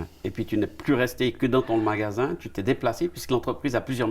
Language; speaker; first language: French; native; French